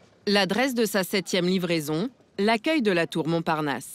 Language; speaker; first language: French; native; French